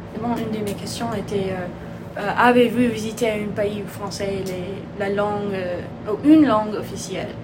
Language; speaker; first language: French; non-native, learner; English